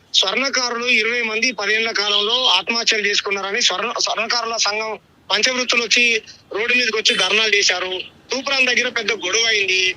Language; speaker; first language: Telugu; native; Telugu